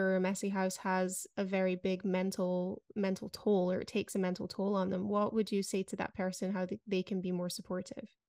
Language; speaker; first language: English; native; English